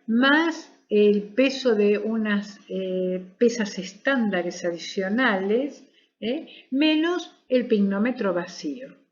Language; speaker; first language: Spanish; native; Spanish